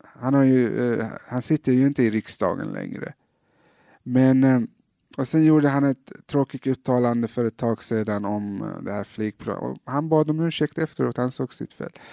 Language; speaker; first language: Swedish; early bilingual, other home language; Persian